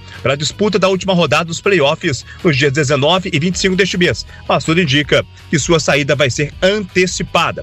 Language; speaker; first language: Portuguese; native; Portuguese